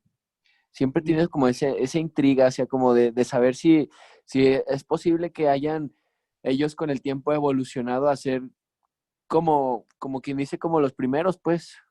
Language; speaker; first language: Spanish; native; Spanish